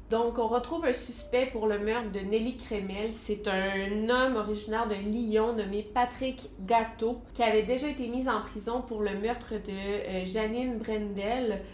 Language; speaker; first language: French; native; French